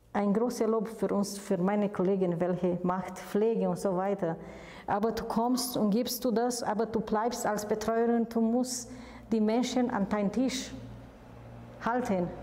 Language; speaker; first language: German; non-native, fluent; Romanian